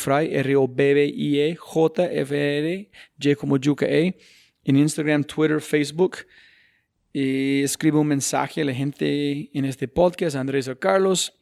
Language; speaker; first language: Spanish; non-native, fluent; English